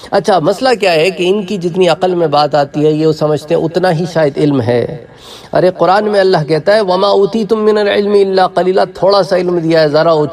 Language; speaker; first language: Urdu; non-native, local second language; Punjabi